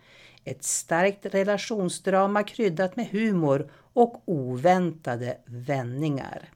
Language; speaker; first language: Swedish; native; Swedish